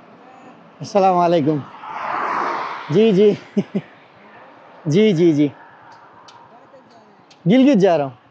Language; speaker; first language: Hindi; non-native, fluent; Bangla